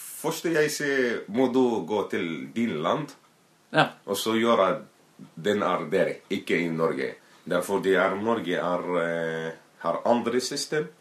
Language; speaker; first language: Norwegian; non-native, learner; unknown